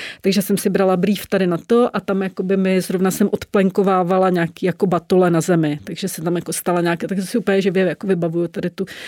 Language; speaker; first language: Czech; native; Czech